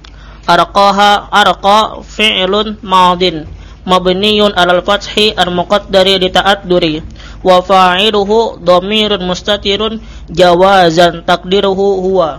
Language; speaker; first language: Arabic; non-native, learner; Indonesian